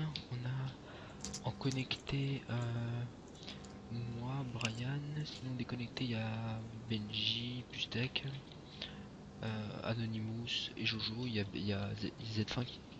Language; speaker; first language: French; native; French